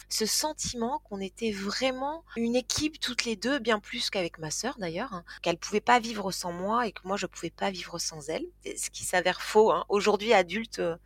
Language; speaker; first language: French; native; French